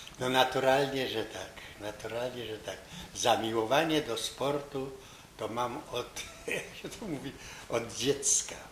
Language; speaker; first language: Polish; native; Polish